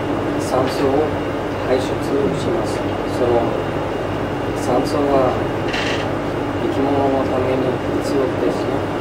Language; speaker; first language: Japanese; non-native, learner; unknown